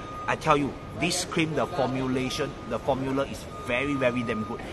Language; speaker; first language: English; non-native, local second language; Chinese